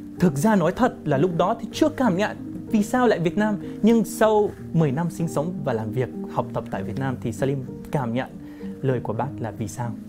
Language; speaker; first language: Vietnamese; non-native, fluent; Arabic